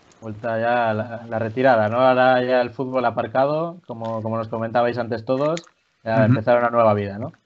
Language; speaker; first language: Spanish; native; Spanish